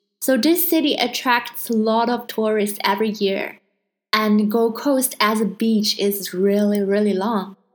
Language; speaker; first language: English; non-native, fluent; Chinese